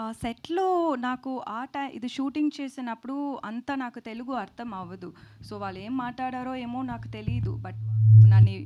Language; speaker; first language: Telugu; non-native, fluent; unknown